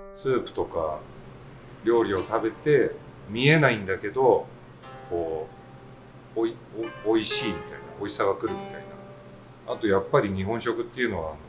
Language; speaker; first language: Japanese; native; Japanese